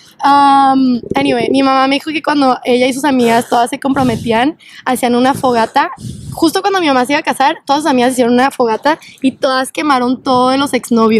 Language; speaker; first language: Spanish; early bilingual, heritage; Spanish